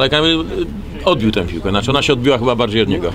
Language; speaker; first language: Polish; native; Polish